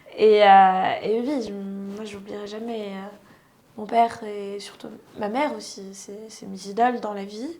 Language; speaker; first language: French; non-native, local second language; Arabic